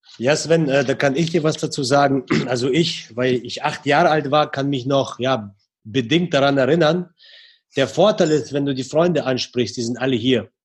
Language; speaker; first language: German; early bilingual, other home language; Russian